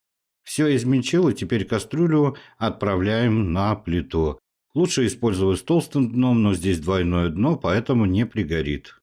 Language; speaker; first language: Russian; native; Russian